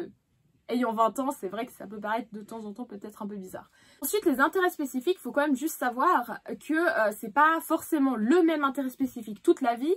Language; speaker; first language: French; native; French